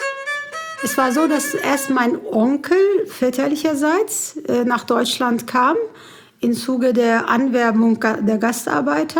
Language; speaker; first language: German; early bilingual, other home language; Kurdish